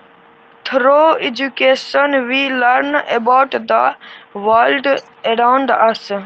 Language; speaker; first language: English; non-native, learner; Hindi